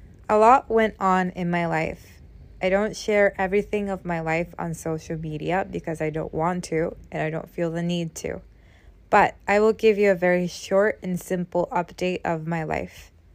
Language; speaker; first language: English; native; English